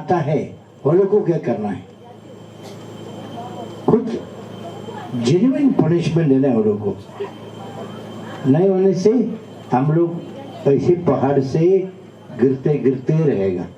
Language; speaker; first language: Hindi; non-native, local second language; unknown